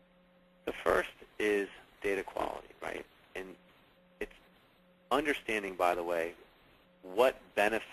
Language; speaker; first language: English; native; English